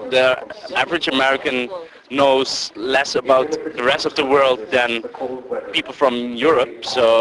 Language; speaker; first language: English; non-native, fluent; Dutch